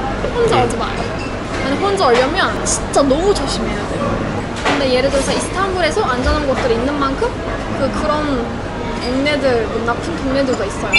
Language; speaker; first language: Korean; non-native, fluent; Turkish